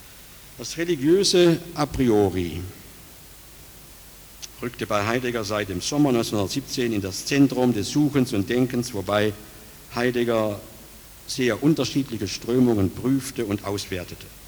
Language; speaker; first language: German; native; German